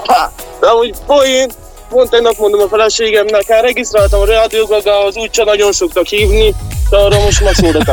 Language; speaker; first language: Hungarian; native; Hungarian